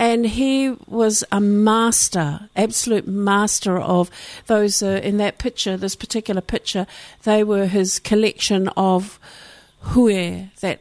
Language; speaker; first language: English; native; English